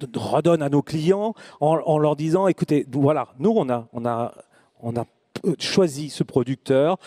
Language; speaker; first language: French; native; French